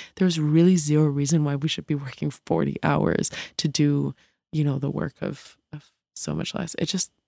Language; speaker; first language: English; native; English